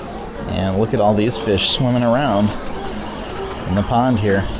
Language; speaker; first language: English; native; English